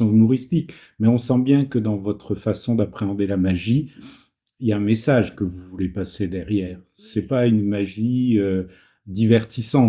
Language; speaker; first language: French; native; French